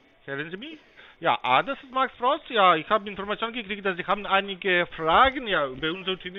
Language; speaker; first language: German; non-native, fluent; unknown